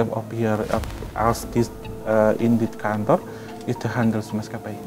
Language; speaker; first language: Dutch; non-native, learner; Indonesian